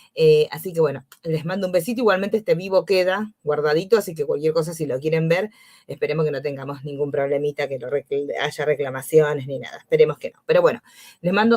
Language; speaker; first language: Spanish; native; Spanish